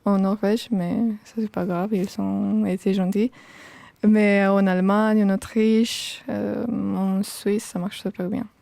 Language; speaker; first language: French; non-native, fluent; Romanian